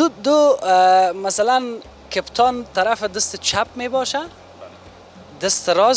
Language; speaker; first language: Persian; native; Persian